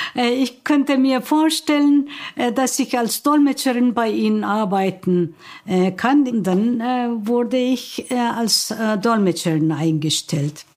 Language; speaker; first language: German; non-native, fluent; Turkish